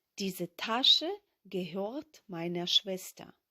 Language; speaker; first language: German; non-native, fluent; Ukrainian